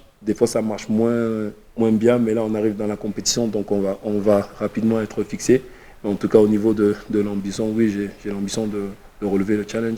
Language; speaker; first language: French; native; French